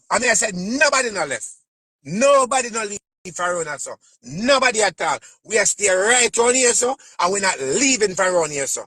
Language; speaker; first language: English; native; English